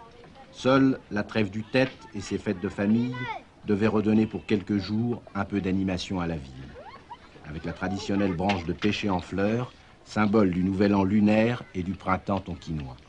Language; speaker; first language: French; native; French